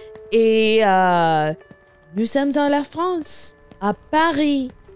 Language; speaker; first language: French; non-native, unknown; English